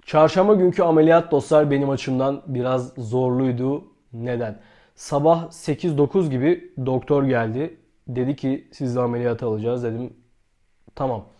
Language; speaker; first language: Turkish; native; Turkish